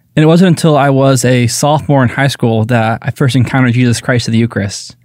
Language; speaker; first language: English; native; English